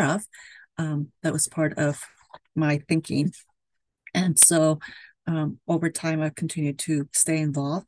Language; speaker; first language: English; early bilingual, other home language; Spanish